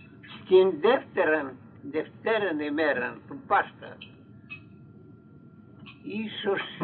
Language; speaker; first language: Greek; non-native, fluent; Russian